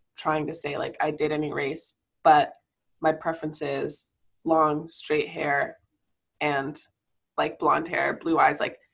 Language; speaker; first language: English; native; English